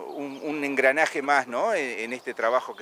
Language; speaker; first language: Spanish; native; Spanish